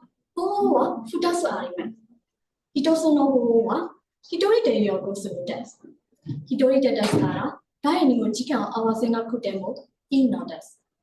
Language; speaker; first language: Japanese; non-native, learner; Burmese